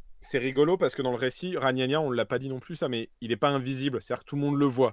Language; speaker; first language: French; native; French